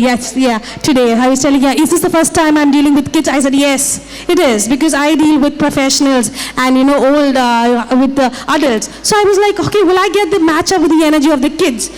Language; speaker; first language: English; non-native, local second language; Malayalam